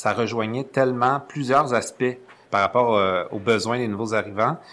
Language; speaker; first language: French; native; French